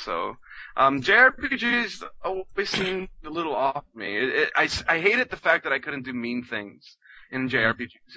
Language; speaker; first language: English; non-native, fluent; Spanish